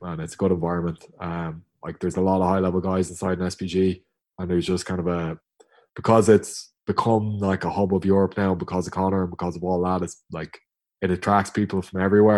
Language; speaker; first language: English; native; English